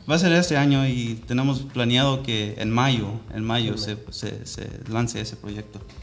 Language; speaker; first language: Spanish; early bilingual, heritage; Spanish